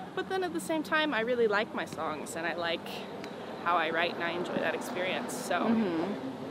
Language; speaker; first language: English; native; English